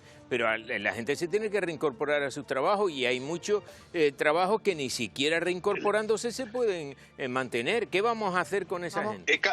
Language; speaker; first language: Spanish; native; Spanish